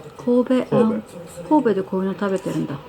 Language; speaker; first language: Japanese; non-native, fluent; Korean